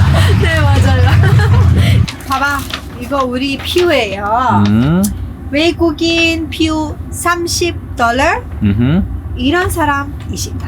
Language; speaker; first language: Korean; non-native, learner; Persian